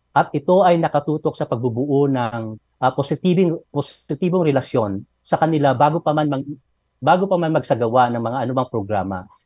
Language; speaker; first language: Filipino; non-native, local second language; Iloko